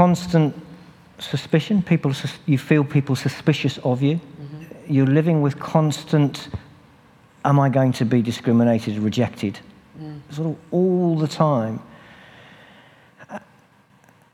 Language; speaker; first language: English; native; English